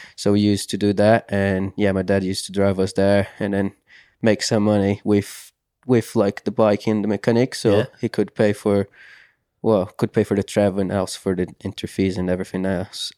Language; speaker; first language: English; non-native, fluent; Portuguese